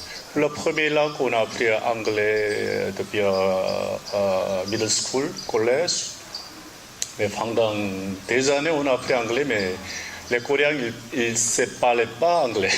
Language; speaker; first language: French; non-native, learner; Korean